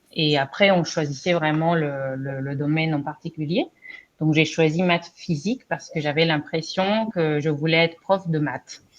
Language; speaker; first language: French; non-native, fluent; Spanish